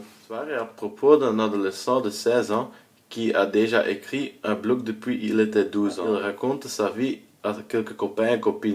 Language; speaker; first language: French; non-native, learner; Dutch